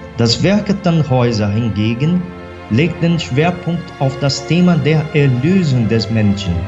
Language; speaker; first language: German; non-native, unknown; Portuguese